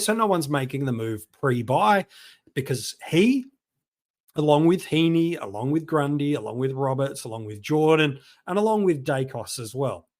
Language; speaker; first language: English; native; English